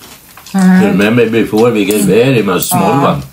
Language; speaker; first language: English; non-native, learner; Swedish